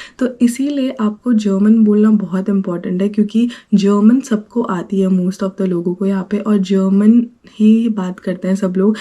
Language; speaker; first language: Hindi; native; Hindi